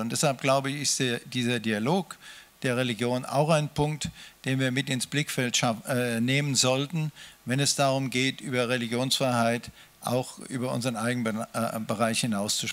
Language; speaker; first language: German; native; German